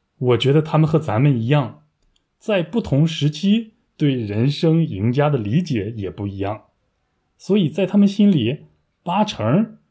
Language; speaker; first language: Chinese; native; Chinese